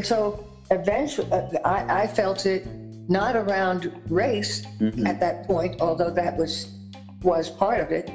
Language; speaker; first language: English; native; English